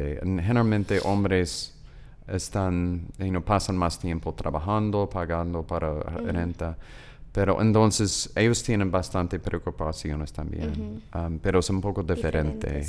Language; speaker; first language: Spanish; non-native, learner; English